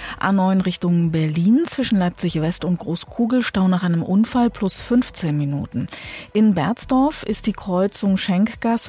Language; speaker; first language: German; native; German